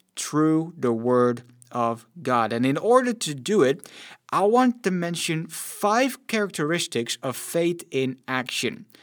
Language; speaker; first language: English; non-native, fluent; Dutch